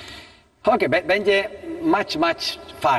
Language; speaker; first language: Turkish; non-native, learner; Italian